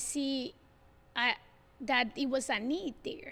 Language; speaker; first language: English; non-native, fluent; Spanish